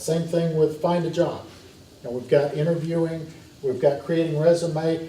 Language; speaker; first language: English; native; English